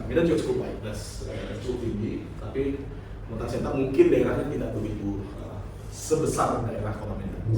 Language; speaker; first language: Indonesian; native; Indonesian